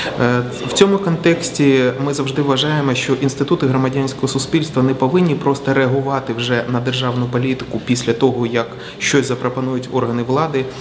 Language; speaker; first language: Ukrainian; native; Ukrainian